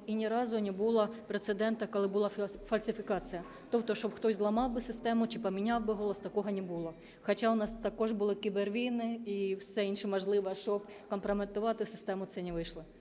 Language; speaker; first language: Ukrainian; non-native, learner; Estonian